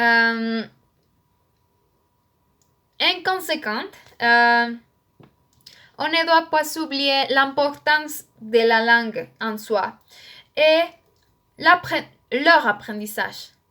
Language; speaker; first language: French; non-native, learner; Spanish